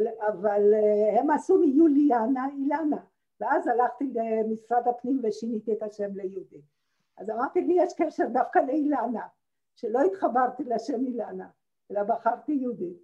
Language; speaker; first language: Hebrew; early bilingual, other home language; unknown